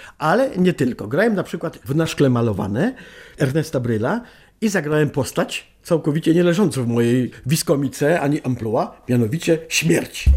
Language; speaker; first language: Polish; native; Polish